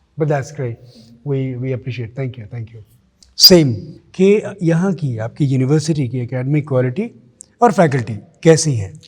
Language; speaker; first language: Hindi; native; Hindi